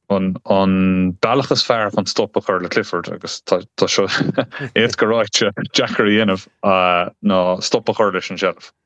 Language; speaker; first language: Irish; non-native, local second language; English